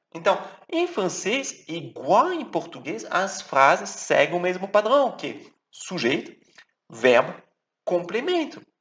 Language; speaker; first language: Portuguese; non-native, fluent; French